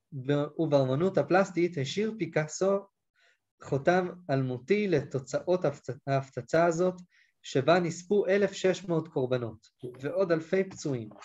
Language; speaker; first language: Hebrew; native; Hebrew